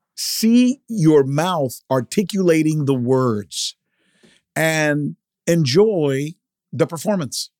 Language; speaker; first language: English; early bilingual, other home language; Spanish